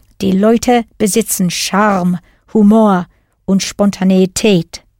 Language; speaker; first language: German; non-native, fluent; English